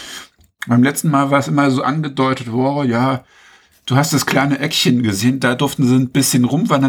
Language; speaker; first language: German; native; German